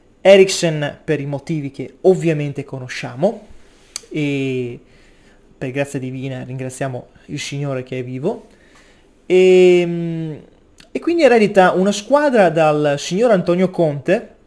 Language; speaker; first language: Italian; native; Italian